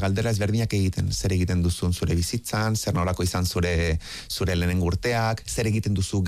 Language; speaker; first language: Basque; native; Basque